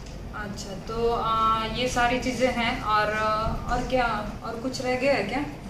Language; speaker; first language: Hindi; native; Hindi